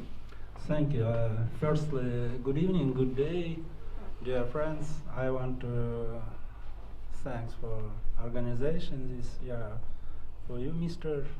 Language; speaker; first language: English; non-native, learner; Russian